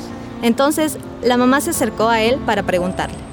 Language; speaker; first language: Spanish; native; Spanish